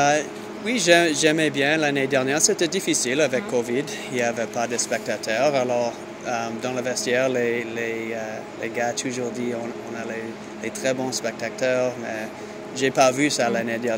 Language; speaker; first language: French; non-native, learner; English